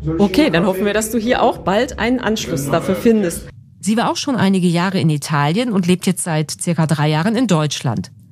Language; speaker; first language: German; native; German